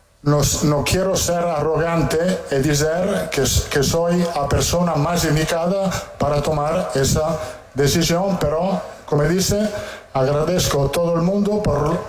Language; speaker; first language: Portuguese; non-native, fluent; Italian